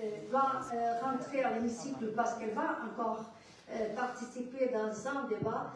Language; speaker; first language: French; non-native, fluent; Portuguese